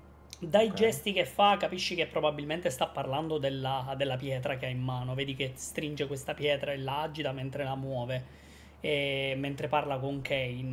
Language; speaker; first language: Italian; native; Italian